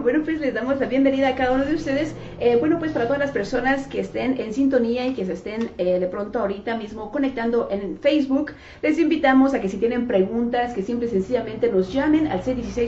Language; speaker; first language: Spanish; native; Spanish